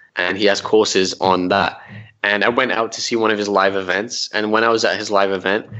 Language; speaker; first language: English; early bilingual, other home language; Arabic